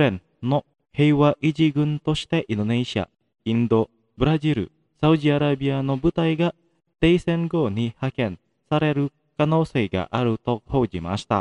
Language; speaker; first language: Japanese; non-native, fluent; Indonesian